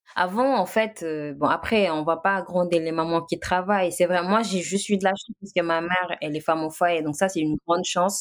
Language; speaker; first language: French; non-native, local second language; Wolof